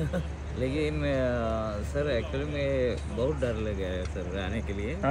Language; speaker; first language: Hindi; non-native, local second language; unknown